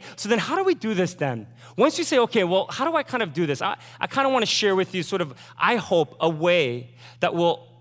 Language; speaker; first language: English; early bilingual, other home language; Korean